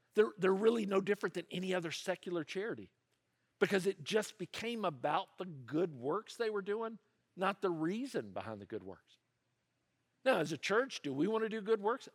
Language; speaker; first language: English; native; English